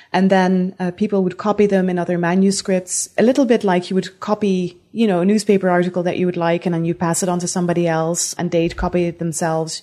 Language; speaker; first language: English; non-native, fluent; Dutch